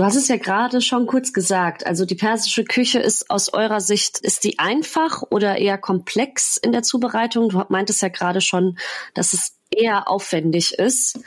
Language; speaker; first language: German; native; German